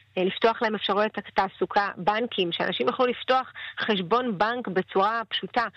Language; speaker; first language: Hebrew; early bilingual, other home language; Russian